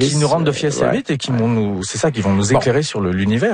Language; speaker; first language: French; native; French